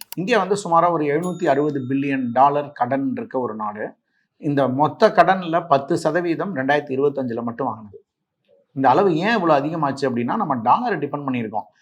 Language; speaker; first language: Tamil; native; Tamil